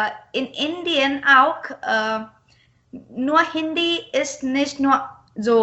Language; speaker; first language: German; non-native, fluent; Marathi